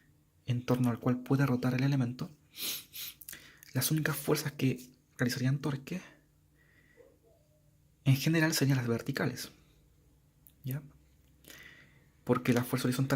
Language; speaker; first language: Spanish; native; Spanish